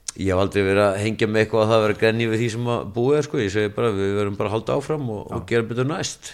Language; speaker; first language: Icelandic; native; Icelandic